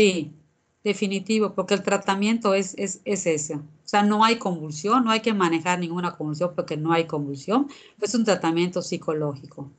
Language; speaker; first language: Spanish; native; Spanish